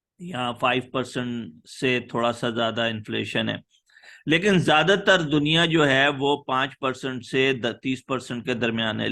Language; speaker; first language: Urdu; native; Urdu